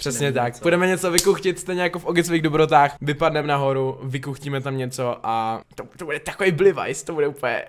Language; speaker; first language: Czech; native; Czech